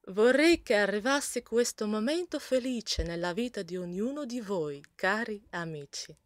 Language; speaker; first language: Italian; non-native, fluent; Russian